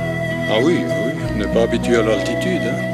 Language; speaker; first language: French; native; French